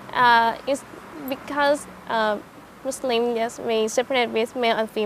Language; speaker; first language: English; non-native, learner; Thai